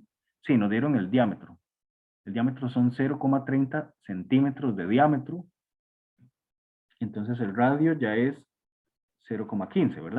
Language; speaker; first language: Spanish; native; Spanish